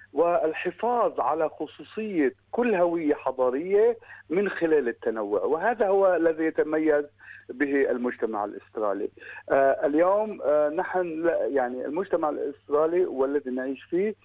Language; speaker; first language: Arabic; native; Arabic